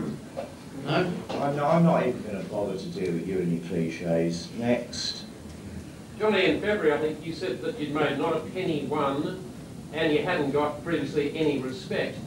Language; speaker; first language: English; native; English